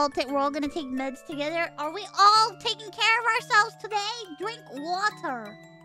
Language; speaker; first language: English; early bilingual, other home language; Spanish